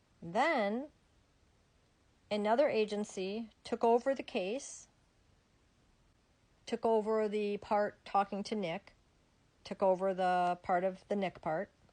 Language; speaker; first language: English; native; English